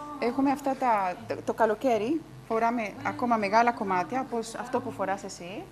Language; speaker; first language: Greek; non-native, fluent; Spanish